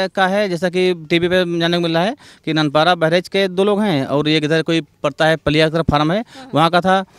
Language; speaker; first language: Hindi; native; Hindi